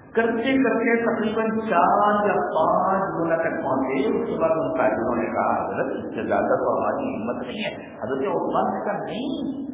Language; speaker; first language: Urdu; native; Urdu